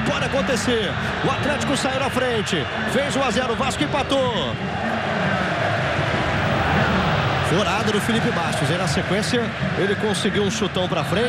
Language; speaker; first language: Portuguese; native; Portuguese